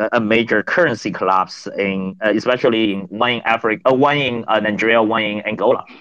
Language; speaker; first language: English; non-native, fluent; Chinese